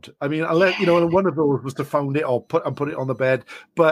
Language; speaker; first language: English; native; English